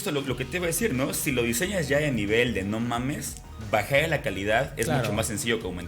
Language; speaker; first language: Spanish; native; Spanish